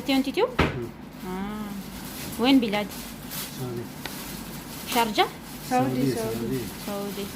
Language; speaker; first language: Arabic; non-native, learner; Amharic